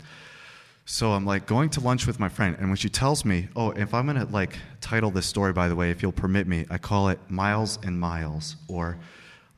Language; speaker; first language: English; native; English